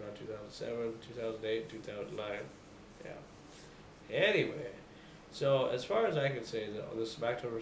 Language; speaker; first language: English; native; English